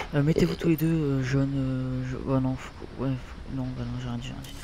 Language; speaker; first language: French; native; French